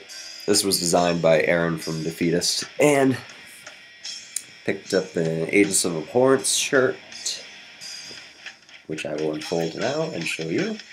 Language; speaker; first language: English; native; English